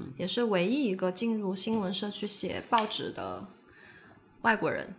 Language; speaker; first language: Chinese; native; Chinese